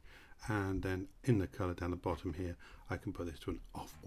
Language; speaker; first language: English; native; English